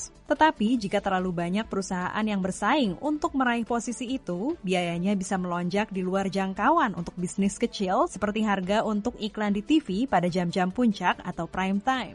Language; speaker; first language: Indonesian; native; Indonesian